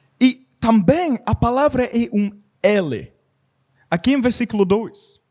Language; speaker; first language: Portuguese; non-native, learner; English